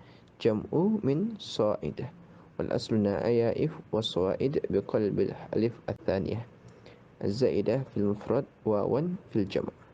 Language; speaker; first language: Arabic; non-native, learner; Indonesian